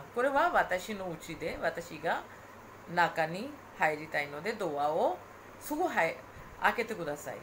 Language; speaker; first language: Japanese; non-native, fluent; Hindi